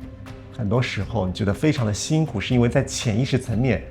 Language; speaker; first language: Chinese; native; Chinese